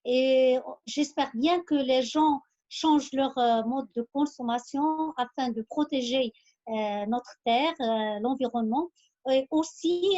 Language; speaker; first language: French; non-native, local second language; Arabic